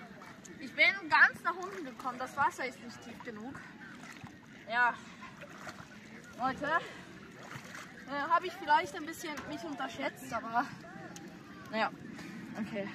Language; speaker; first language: German; early bilingual, other home language; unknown